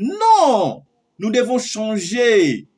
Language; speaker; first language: French; non-native, local second language; Lingala